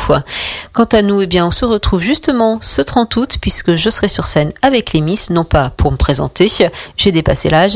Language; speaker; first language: French; native; French